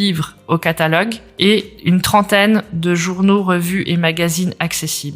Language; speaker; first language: French; native; French